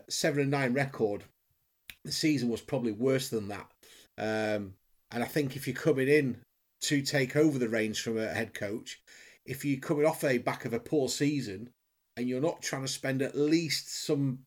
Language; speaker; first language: English; native; English